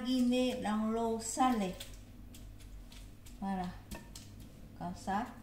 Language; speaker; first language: French; non-native, learner; Vietnamese